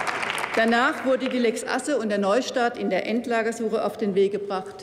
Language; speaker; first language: German; native; German